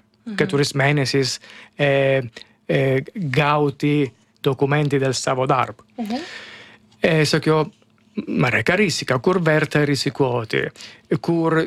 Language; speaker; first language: Lithuanian; non-native, learner; Italian